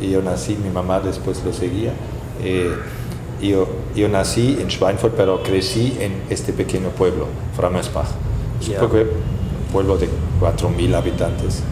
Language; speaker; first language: Spanish; non-native, fluent; German